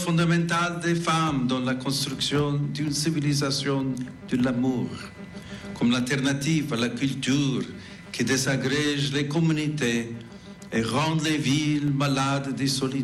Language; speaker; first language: French; non-native, fluent; English